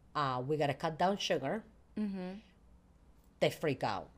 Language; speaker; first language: English; non-native, fluent; Italian